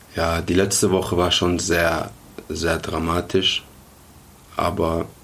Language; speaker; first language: German; early bilingual, other home language; Arabic